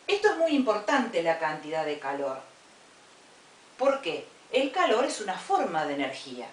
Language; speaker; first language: Spanish; native; Spanish